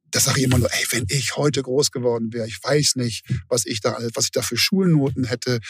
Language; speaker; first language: German; native; German